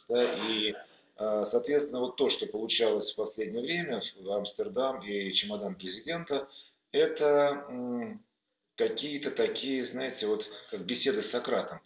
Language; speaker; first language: Russian; native; Russian